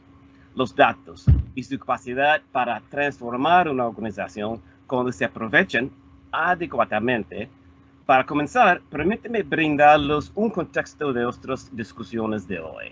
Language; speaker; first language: Spanish; non-native, fluent; English